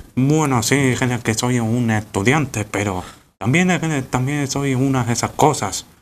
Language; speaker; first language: Spanish; native; Spanish